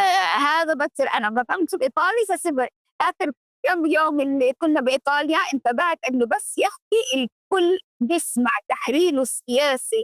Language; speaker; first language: Arabic; early bilingual, heritage; Arabic